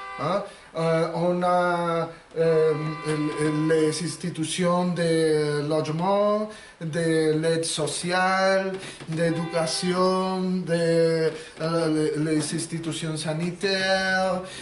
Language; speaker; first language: French; non-native, learner; Spanish